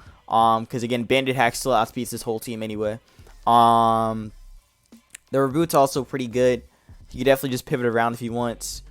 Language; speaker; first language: English; native; English